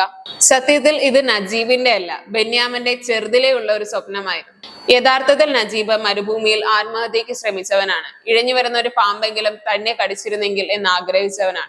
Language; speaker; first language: Malayalam; native; Malayalam